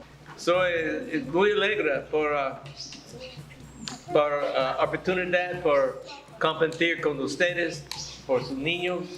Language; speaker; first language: Spanish; non-native, learner; English